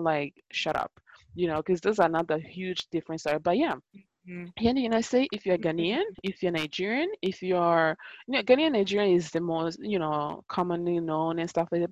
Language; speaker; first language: English; non-native, fluent; Italian